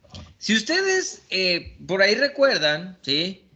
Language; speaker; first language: Spanish; native; Spanish